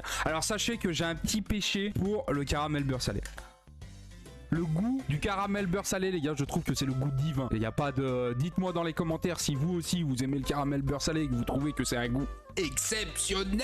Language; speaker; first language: French; native; French